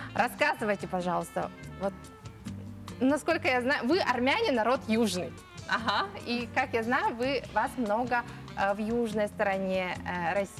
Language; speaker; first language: Russian; native; Russian